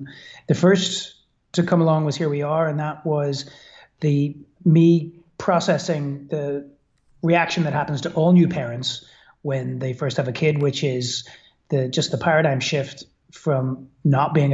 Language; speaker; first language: English; native; English